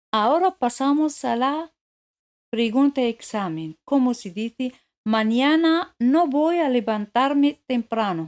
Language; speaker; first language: Spanish; non-native, fluent; French